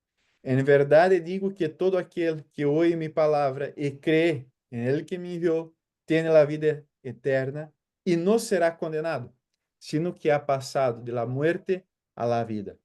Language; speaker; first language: Spanish; non-native, fluent; Portuguese